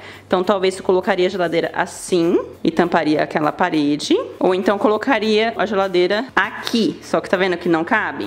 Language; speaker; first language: Portuguese; native; Portuguese